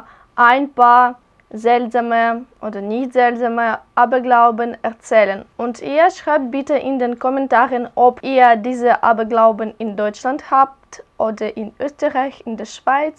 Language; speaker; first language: German; non-native, learner; Russian